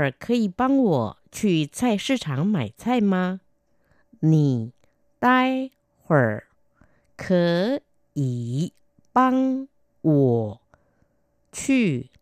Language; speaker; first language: Chinese; non-native, fluent; Vietnamese